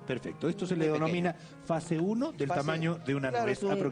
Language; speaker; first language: Spanish; native; Spanish